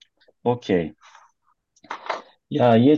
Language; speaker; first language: German; non-native, learner; Turkish